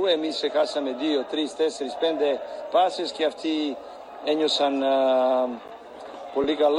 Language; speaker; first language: Greek; non-native, learner; Serbian